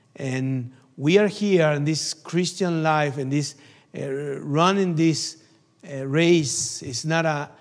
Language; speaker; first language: English; non-native, learner; Spanish